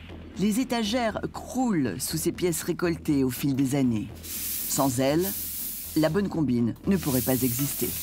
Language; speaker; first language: French; native; French